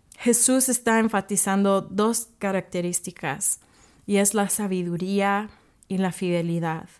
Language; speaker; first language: Spanish; early bilingual, heritage; English